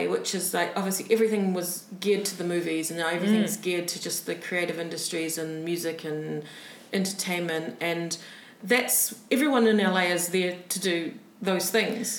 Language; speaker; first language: English; native; English